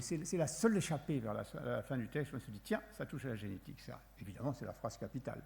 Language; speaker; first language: French; native; French